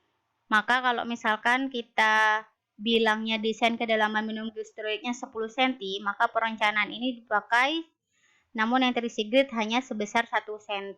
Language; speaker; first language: Indonesian; native; Indonesian